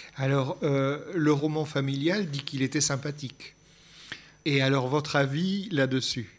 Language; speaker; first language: French; native; French